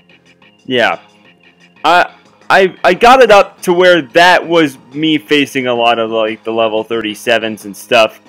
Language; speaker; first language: English; native; English